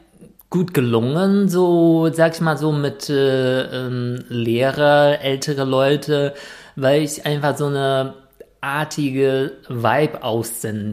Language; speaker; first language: German; non-native, fluent; Chinese